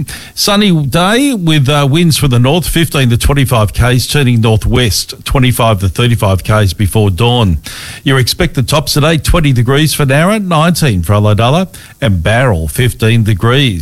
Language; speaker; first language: English; native; English